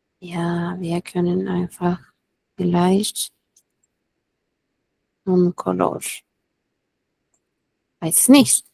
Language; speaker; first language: German; non-native, fluent; Spanish